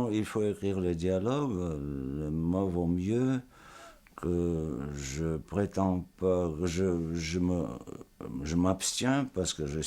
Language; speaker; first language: French; non-native, fluent; Georgian